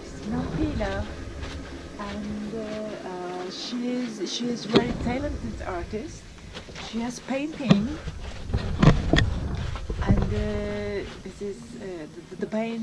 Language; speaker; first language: English; non-native, learner; Turkish